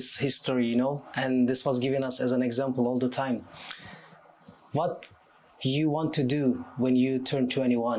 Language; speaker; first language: English; non-native, fluent; Turkish